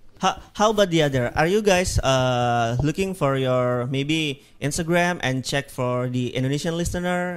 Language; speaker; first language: English; non-native, learner; Indonesian